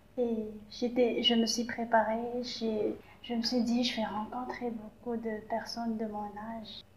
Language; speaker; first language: French; non-native, local second language; Malagasy